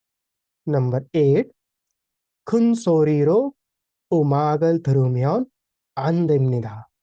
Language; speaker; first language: Korean; non-native, fluent; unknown